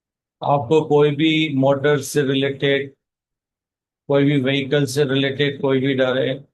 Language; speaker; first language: Hindi; native; Hindi